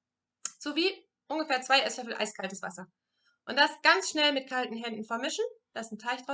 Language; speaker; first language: German; non-native, fluent; French